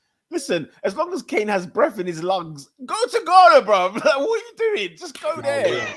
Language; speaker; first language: English; native; English